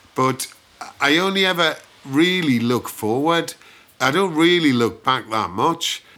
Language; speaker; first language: English; native; English